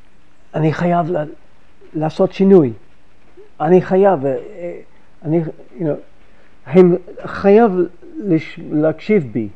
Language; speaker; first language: Hebrew; non-native, fluent; English